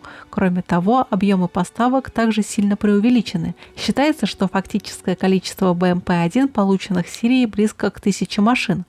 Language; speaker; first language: Russian; native; Russian